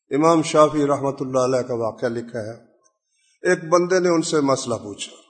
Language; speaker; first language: Urdu; non-native, local second language; Punjabi